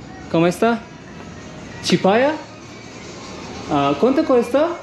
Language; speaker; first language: Spanish; non-native, learner; Turkish